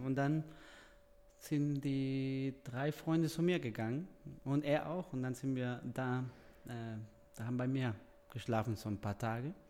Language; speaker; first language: German; non-native, fluent; Spanish